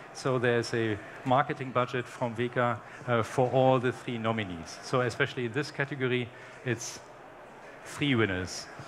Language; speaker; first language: English; non-native, fluent; German